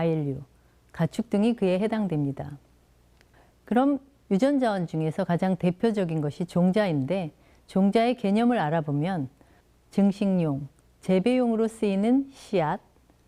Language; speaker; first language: Korean; native; Korean